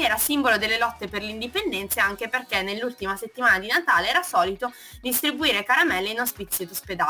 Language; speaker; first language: Italian; native; Italian